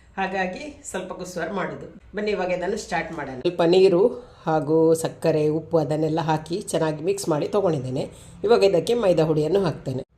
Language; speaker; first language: Kannada; native; Kannada